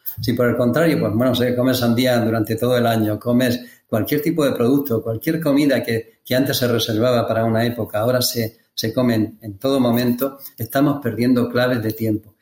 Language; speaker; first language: Spanish; native; Spanish